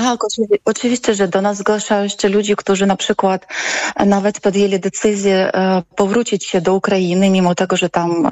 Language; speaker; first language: Polish; non-native, fluent; Ukrainian